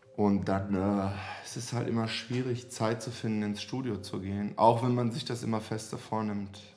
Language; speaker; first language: German; non-native, fluent; Serbian